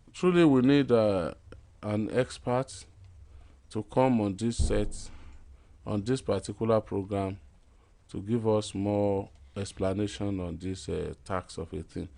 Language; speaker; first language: English; non-native, local second language; Yoruba